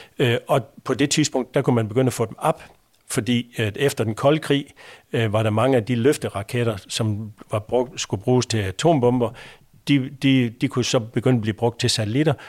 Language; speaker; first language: Danish; native; Danish